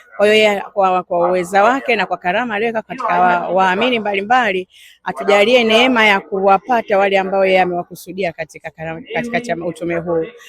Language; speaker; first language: Swahili; native; Swahili